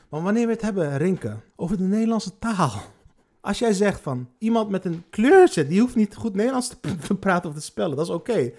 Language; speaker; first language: Dutch; early bilingual, other home language; Turkish